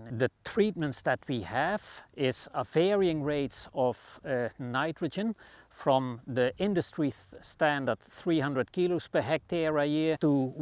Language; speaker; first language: English; non-native, fluent; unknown